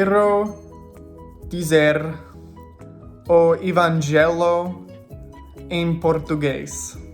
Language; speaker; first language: Portuguese; non-native, learner; English